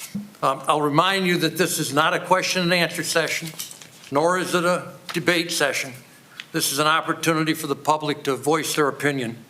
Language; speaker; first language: English; native; English